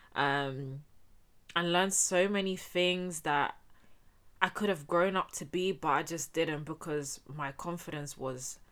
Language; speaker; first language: English; early bilingual, heritage; Spanish